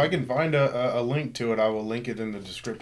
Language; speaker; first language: English; native; English